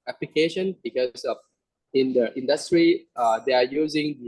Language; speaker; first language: English; non-native, learner; Thai